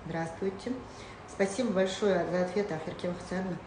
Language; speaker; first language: Russian; non-native, local second language; Kazakh